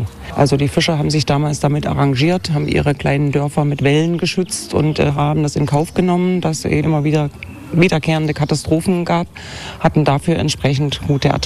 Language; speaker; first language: German; native; German